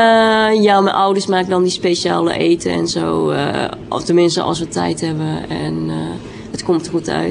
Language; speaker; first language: Dutch; early bilingual, other home language; Vietnamese